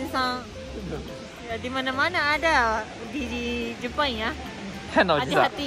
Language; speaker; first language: Indonesian; non-native, learner; Japanese